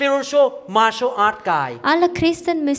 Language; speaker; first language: German; non-native, fluent; Thai